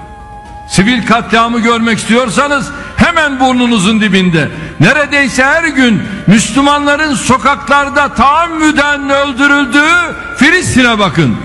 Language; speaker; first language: Turkish; native; Turkish